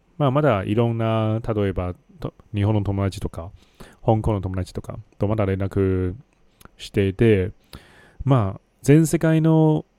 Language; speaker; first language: Japanese; non-native, fluent; Chinese